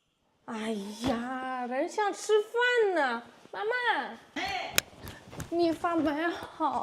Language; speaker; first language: Chinese; non-native, learner; Indonesian